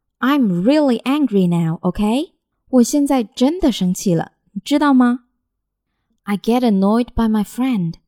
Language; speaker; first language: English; non-native, fluent; Chinese